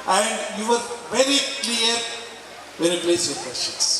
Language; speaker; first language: English; non-native, local second language; Kannada